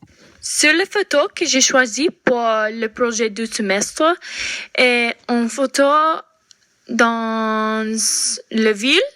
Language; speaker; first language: French; non-native, learner; English